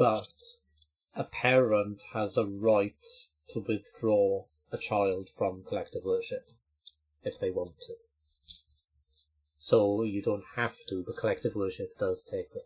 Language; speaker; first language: English; native; English